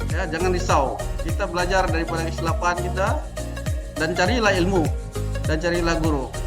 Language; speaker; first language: Malay; native; Malay